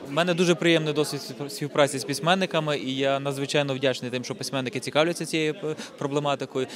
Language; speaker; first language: Ukrainian; native; Ukrainian